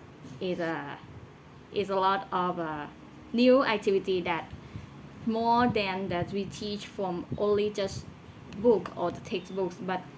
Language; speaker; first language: English; non-native, learner; Thai